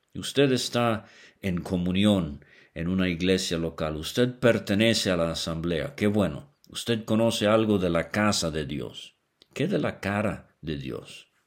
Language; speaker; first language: Spanish; native; Spanish